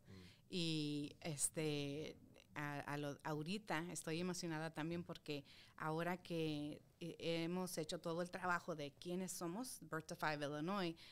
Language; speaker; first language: Spanish; early bilingual, heritage; Spanish